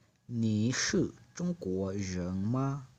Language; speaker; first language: Chinese; non-native, fluent; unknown